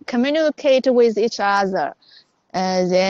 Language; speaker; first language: English; non-native, learner; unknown